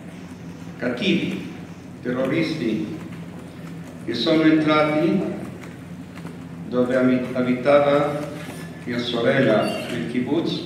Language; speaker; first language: Italian; non-native, fluent; Spanish